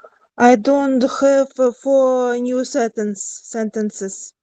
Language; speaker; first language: English; non-native, learner; Russian